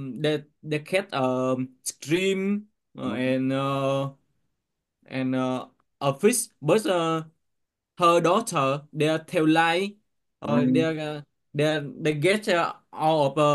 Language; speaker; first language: English; non-native, learner; Vietnamese